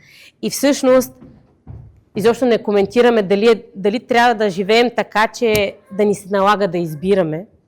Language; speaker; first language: Bulgarian; native; Bulgarian